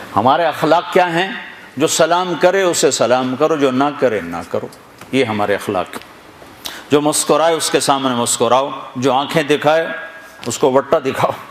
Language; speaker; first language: Urdu; non-native, local second language; Punjabi